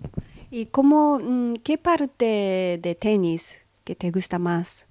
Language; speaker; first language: Spanish; non-native, fluent; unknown